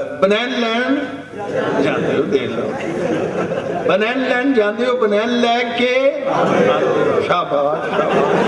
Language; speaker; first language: Urdu; non-native, local second language; Punjabi